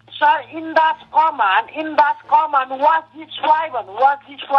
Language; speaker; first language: German; non-native, learner; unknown